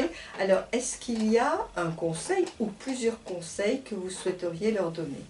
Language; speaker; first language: French; native; French